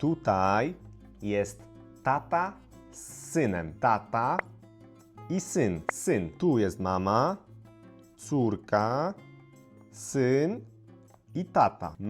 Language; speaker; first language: Polish; native; Polish